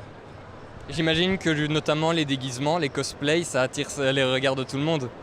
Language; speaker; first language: French; native; French